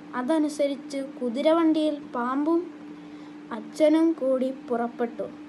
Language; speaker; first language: Malayalam; non-native, learner; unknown